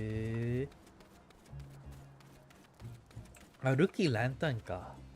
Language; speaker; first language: Japanese; non-native, fluent; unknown